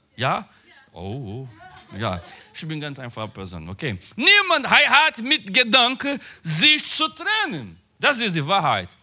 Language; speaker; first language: German; non-native, learner; Portuguese